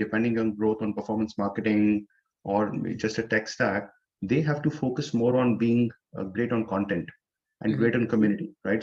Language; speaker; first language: English; non-native, local second language; Hindi